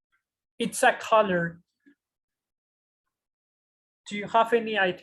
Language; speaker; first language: English; non-native, fluent; Spanish